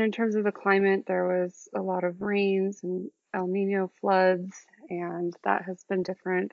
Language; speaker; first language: English; native; English